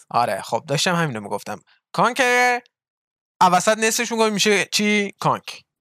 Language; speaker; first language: Persian; early bilingual, heritage; Persian